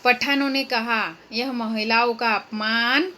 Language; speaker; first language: Hindi; non-native, local second language; Gujarati